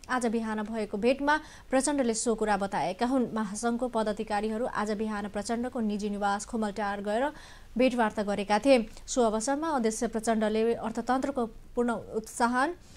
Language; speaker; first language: Nepali; non-native, local second language; Maithili